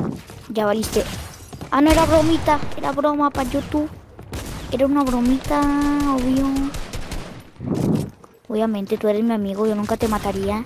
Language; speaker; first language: Spanish; native; Spanish